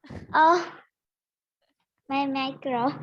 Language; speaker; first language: English; non-native, learner; Vietnamese